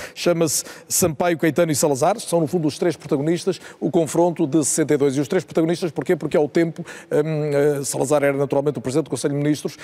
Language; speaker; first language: Portuguese; native; Portuguese